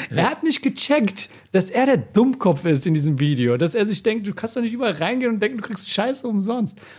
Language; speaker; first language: German; early bilingual, other home language; Persian